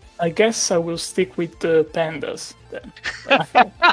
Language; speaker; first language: English; non-native, fluent; Italian